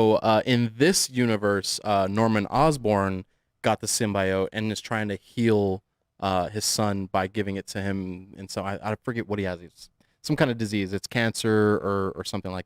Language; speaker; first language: English; native; English